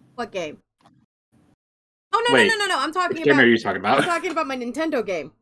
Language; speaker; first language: English; native; English